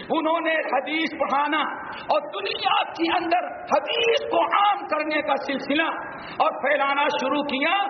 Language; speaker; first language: Urdu; native; Urdu